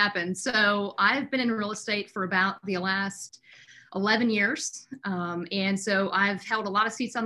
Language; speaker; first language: English; native; English